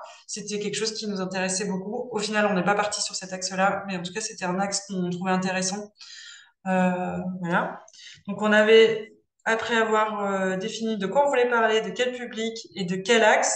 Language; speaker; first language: French; native; French